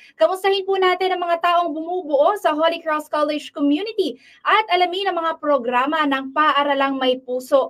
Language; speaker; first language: Filipino; non-native, local second language; Pampanga